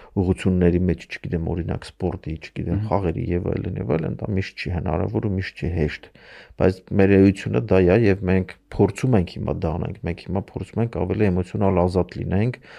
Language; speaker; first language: Armenian; native; Armenian